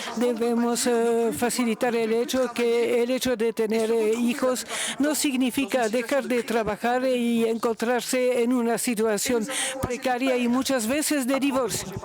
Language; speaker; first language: Spanish; non-native, fluent; Luxembourgish